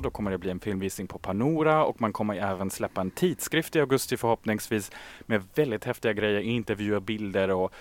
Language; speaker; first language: Swedish; native; Swedish